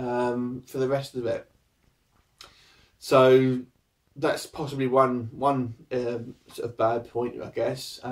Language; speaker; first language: English; native; English